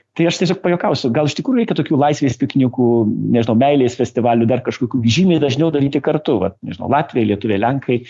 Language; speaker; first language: Lithuanian; native; Lithuanian